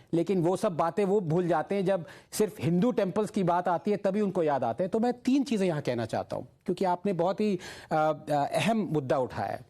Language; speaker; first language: Hindi; non-native, local second language; Tamil